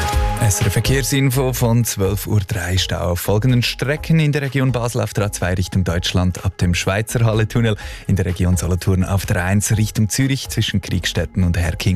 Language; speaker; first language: German; native; German